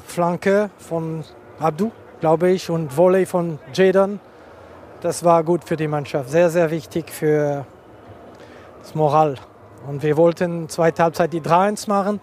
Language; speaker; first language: German; non-native, local second language; French